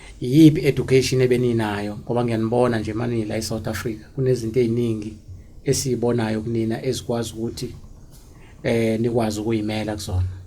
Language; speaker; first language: Zulu; native; Zulu